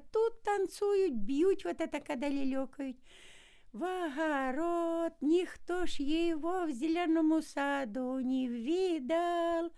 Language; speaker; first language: Russian; native; Russian